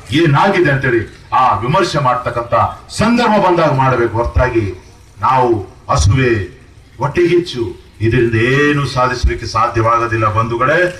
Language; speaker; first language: Kannada; non-native, local second language; Urdu